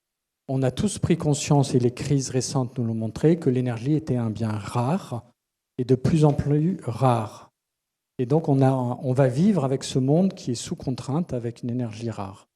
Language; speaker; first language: French; native; French